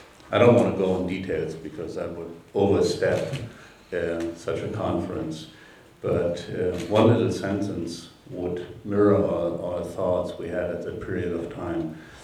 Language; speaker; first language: English; non-native, fluent; German